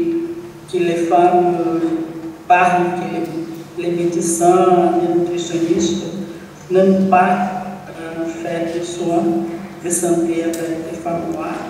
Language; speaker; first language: French; non-native, learner; Portuguese